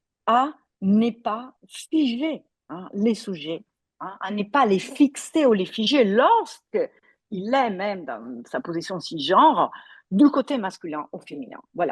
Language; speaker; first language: French; non-native, fluent; Italian